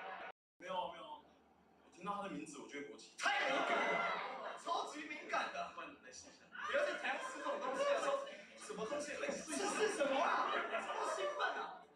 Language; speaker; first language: Chinese; native; Chinese